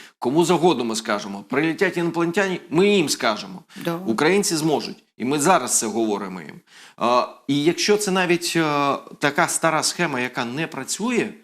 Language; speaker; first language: Ukrainian; native; Ukrainian